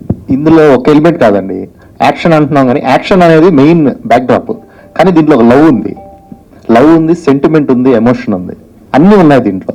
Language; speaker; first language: Telugu; native; Telugu